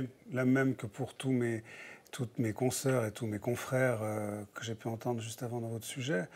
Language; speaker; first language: French; native; French